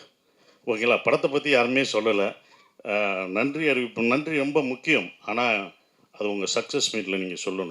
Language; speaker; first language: Tamil; native; Tamil